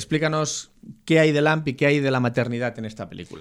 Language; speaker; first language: Spanish; native; Spanish